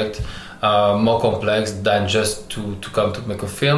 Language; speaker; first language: English; non-native, learner; French